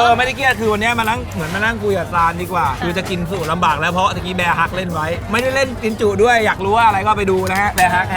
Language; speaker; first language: Thai; native; Thai